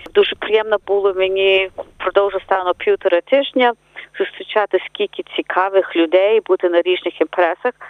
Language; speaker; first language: Ukrainian; early bilingual, heritage; Ukrainian